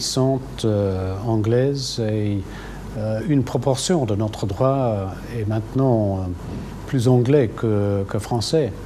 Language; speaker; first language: French; non-native, local second language; English